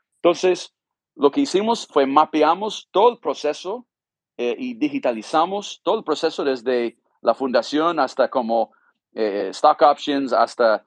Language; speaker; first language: Spanish; non-native, fluent; English